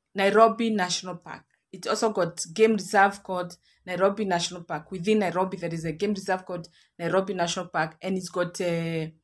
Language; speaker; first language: English; non-native, local second language; Kikuyu